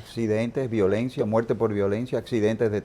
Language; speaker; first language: Spanish; native; Spanish